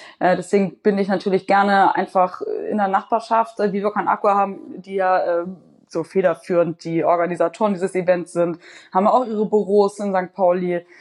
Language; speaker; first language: German; native; German